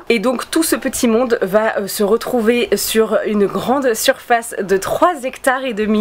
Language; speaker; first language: French; native; French